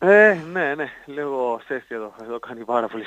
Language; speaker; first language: Greek; non-native, learner; Spanish